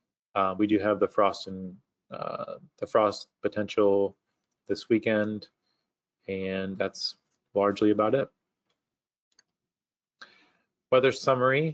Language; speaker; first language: English; native; English